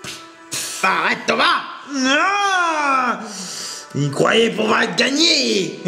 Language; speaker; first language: French; native; French